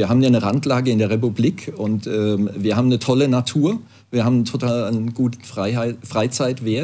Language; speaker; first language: German; native; German